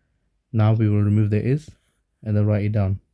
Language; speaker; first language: English; native; English